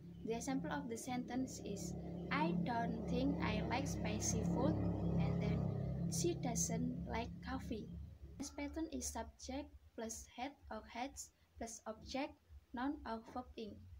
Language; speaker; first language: English; non-native, learner; Indonesian